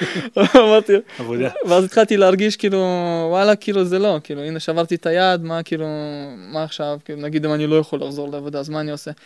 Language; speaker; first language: Hebrew; early bilingual, other home language; Russian